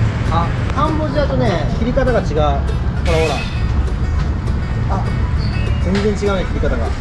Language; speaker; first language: Japanese; native; Japanese